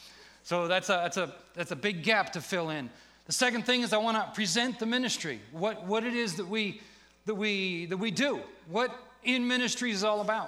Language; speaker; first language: English; native; English